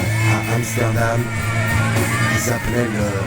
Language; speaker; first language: French; native; French